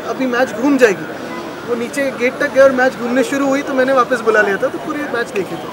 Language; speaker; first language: Hindi; non-native, local second language; Marathi